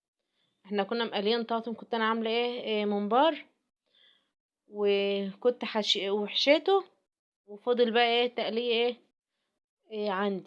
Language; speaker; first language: Arabic; native; Arabic